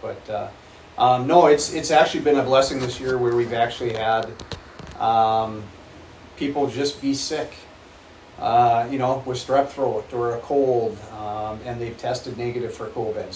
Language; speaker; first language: English; native; English